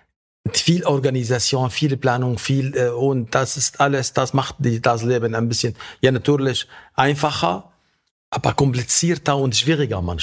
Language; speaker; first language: German; non-native, fluent; Arabic